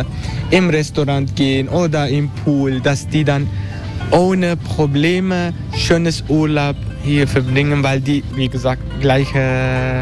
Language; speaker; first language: German; non-native, fluent; Turkish